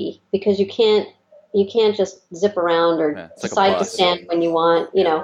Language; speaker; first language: English; native; English